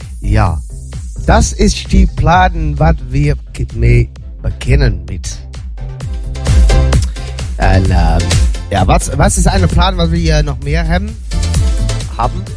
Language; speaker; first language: German; non-native, learner; Dutch